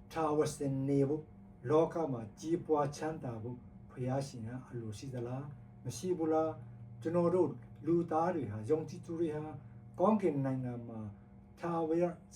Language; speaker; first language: Burmese; non-native, local second language; Tedim Chin